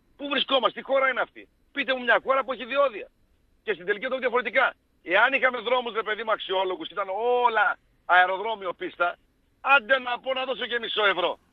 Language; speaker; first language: Greek; native; Greek